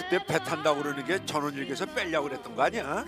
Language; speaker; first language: Korean; native; Korean